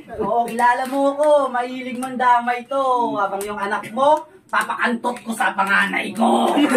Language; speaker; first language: Filipino; non-native, local second language; Hiligaynon